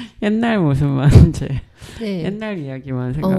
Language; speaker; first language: Korean; native; Korean